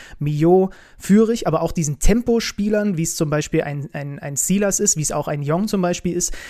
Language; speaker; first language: German; native; German